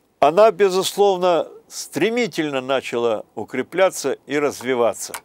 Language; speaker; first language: Russian; native; Russian